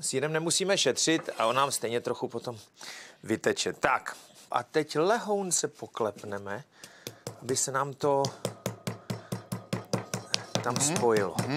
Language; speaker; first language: Czech; native; Czech